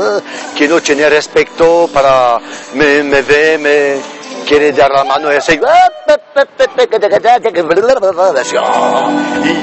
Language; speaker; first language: Spanish; non-native, learner; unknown